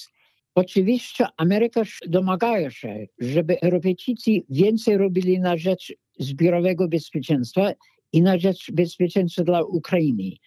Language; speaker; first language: Polish; non-native, fluent; English